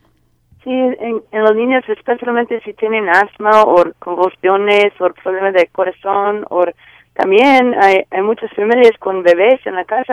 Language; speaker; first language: Spanish; non-native, learner; English